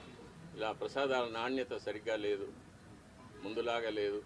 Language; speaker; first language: Telugu; native; Telugu